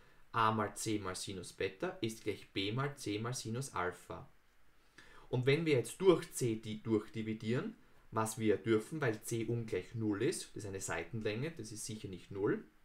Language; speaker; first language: German; native; German